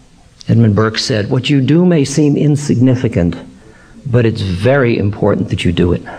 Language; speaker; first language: English; native; English